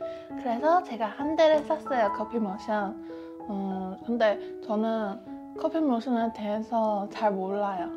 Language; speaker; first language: Korean; non-native, fluent; Chinese